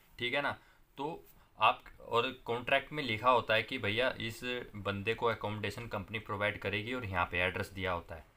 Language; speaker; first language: Hindi; non-native, local second language; Punjabi